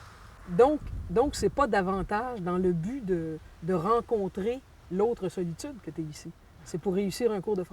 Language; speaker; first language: French; native; French